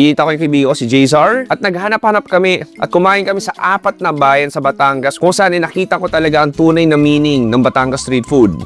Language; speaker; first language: Filipino; native; Filipino